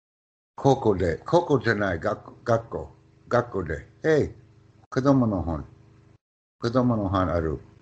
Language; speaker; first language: Japanese; non-native, learner; English